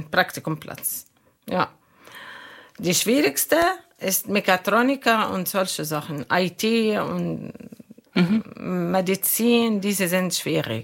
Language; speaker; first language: German; non-native, fluent; Arabic